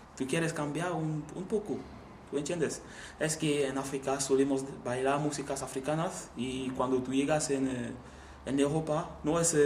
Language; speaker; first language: Spanish; non-native, learner; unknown